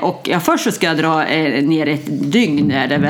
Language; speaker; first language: Swedish; native; Swedish